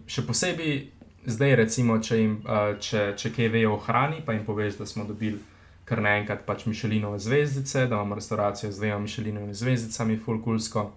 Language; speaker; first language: Slovenian; native; Slovenian